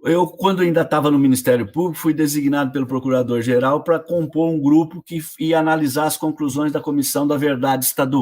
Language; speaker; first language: Portuguese; native; Portuguese